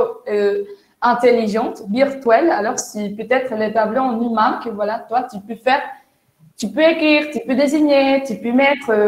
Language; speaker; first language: French; non-native, fluent; Spanish